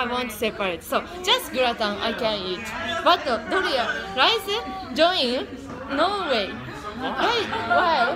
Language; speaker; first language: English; non-native, learner; Japanese